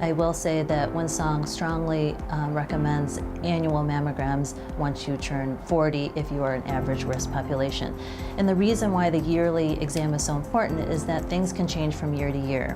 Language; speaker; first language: English; native; English